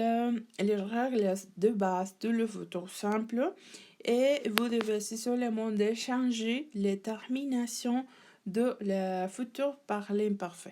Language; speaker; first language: French; non-native, learner; Spanish